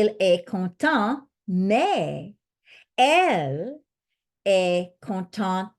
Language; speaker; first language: French; non-native, fluent; English